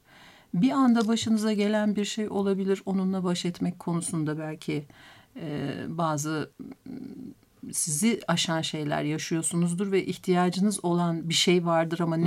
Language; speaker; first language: Turkish; native; Turkish